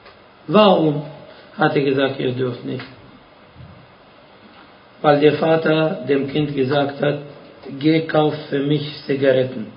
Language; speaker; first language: German; non-native, fluent; Arabic